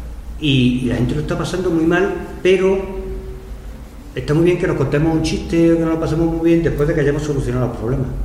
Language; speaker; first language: Spanish; native; Spanish